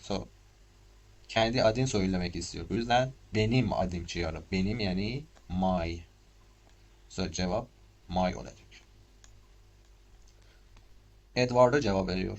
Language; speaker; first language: Turkish; non-native, learner; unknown